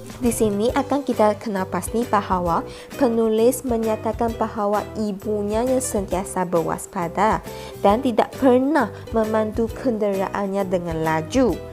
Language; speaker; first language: Malay; non-native, local second language; Iban